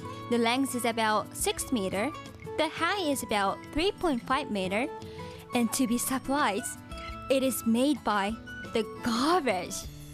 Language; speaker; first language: English; non-native, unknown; Japanese